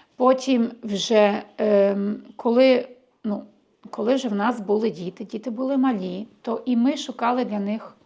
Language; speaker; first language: Ukrainian; early bilingual, heritage; Ukrainian